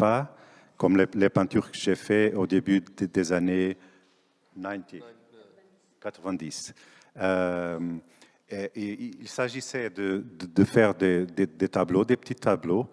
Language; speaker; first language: French; non-native, fluent; Portuguese